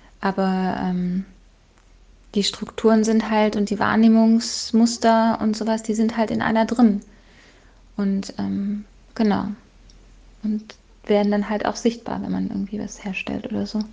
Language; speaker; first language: German; native; German